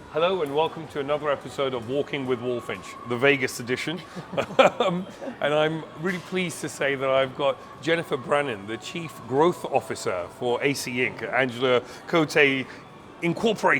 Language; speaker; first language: English; native; English